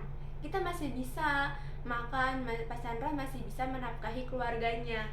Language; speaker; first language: Indonesian; native; Indonesian